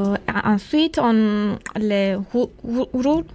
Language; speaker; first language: French; non-native, learner; Turkish